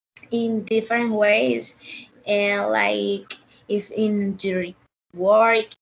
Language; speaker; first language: English; non-native, learner; Spanish